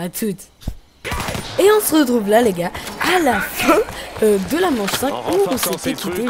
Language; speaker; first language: French; native; French